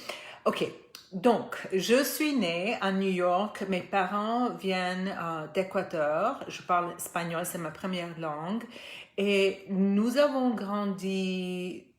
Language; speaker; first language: French; non-native, fluent; Spanish